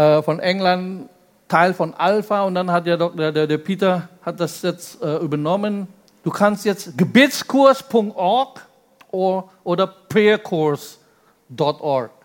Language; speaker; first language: German; non-native, fluent; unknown